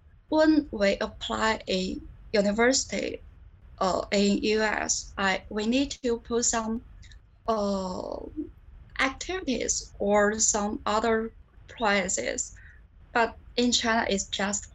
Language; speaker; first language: English; non-native, learner; Chinese